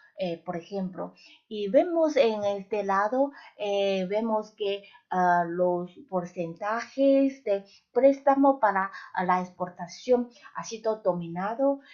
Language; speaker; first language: Spanish; non-native, fluent; Chinese